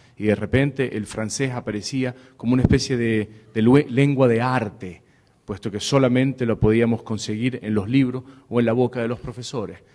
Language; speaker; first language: Spanish; native; Spanish